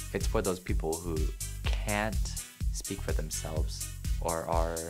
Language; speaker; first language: English; native; English